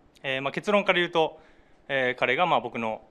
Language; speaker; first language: Japanese; native; Japanese